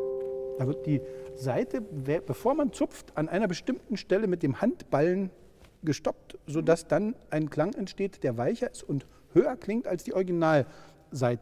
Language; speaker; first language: German; native; German